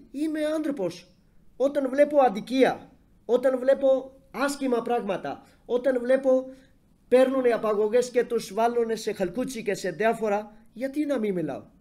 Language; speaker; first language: Greek; non-native, fluent; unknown